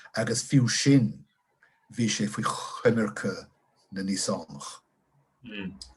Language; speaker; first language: Irish; non-native, local second language; English